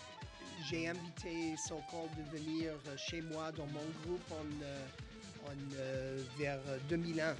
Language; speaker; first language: French; non-native, fluent; English